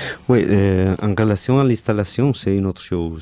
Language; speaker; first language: French; non-native, fluent; Catalan